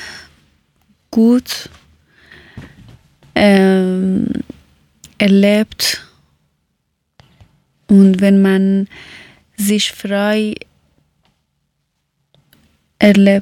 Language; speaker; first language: German; non-native, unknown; Persian